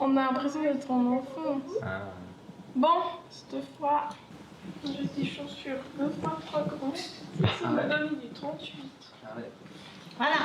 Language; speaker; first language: French; native; French